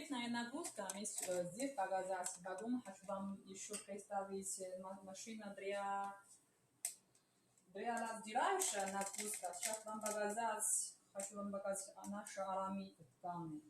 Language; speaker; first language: Russian; non-native, learner; Chinese